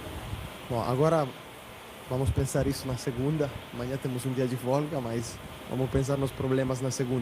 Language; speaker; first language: Portuguese; non-native, fluent; Italian